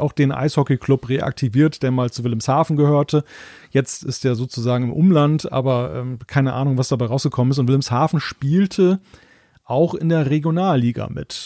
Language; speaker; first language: German; native; German